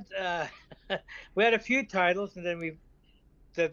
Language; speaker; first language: English; native; English